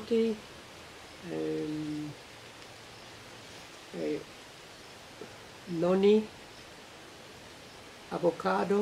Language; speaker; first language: Czech; non-native, learner; English